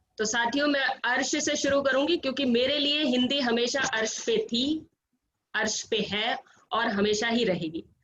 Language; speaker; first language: Hindi; native; Hindi